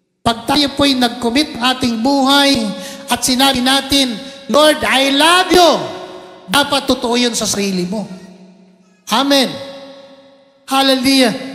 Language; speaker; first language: Filipino; non-native, local second language; Cebuano